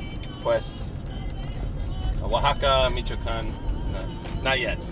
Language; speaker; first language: Spanish; non-native, learner; English